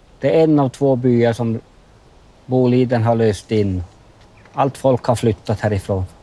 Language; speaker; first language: Swedish; native; Swedish